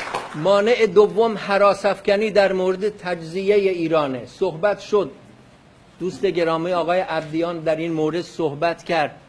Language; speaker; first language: Persian; non-native, local second language; Kurdish